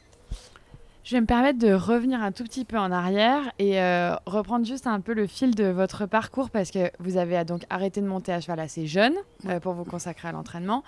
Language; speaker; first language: French; native; French